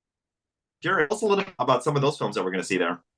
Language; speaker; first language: English; native; English